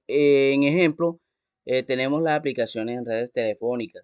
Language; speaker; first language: Spanish; native; Spanish